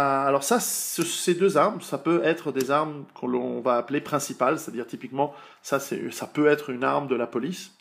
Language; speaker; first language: French; native; French